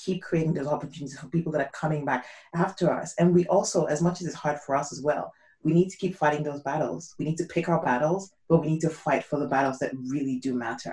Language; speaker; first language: English; non-native, local second language; Yoruba